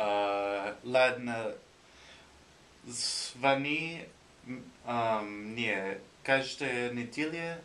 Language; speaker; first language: Russian; non-native, learner; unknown